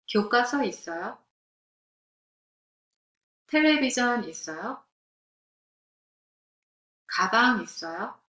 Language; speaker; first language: Korean; non-native, fluent; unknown